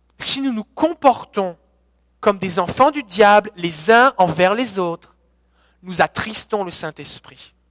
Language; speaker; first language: French; native; French